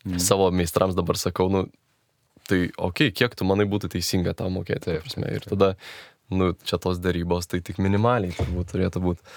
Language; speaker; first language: Lithuanian; native; Lithuanian